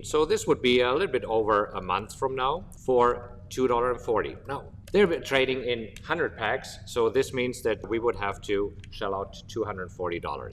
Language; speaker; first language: English; non-native, fluent; German